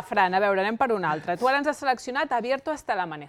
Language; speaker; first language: Catalan; native; Catalan